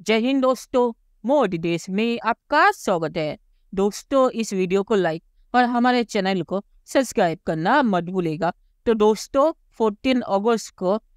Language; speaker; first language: Hindi; native; Hindi